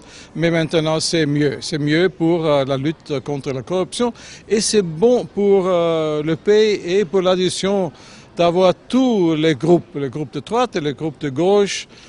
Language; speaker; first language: French; non-native, fluent; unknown